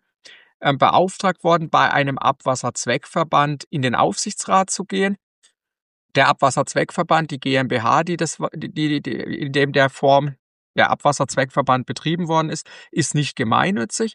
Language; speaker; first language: German; native; German